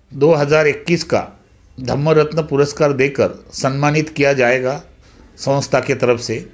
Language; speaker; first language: Hindi; non-native, local second language; Marathi